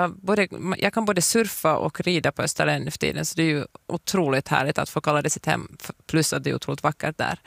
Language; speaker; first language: Swedish; native; Swedish